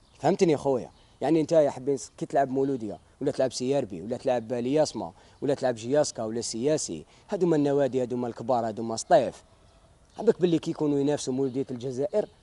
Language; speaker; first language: Arabic; native; Arabic